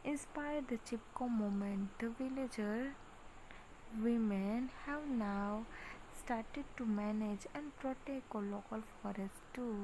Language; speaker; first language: English; non-native, local second language; Gujarati